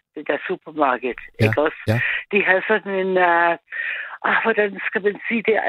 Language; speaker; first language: Danish; non-native, fluent; German